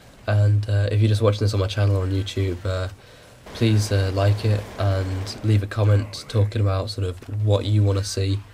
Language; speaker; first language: English; native; English